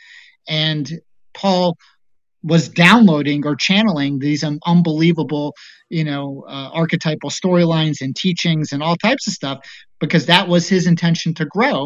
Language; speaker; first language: English; native; English